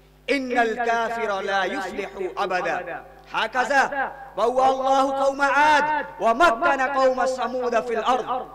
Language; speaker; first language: Arabic; non-native, learner; Urdu